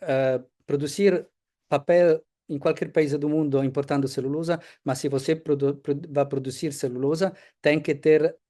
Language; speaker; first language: Portuguese; non-native, fluent; Italian